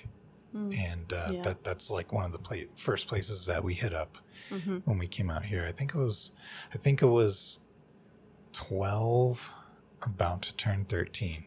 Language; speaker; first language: English; native; English